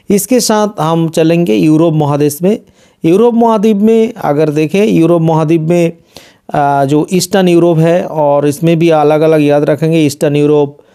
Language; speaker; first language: Hindi; non-native, local second language; Bangla